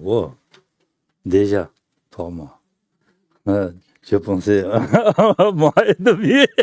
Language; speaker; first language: French; non-native, fluent; Tibetan